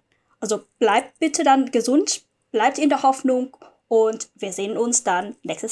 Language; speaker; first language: German; non-native, fluent; Vietnamese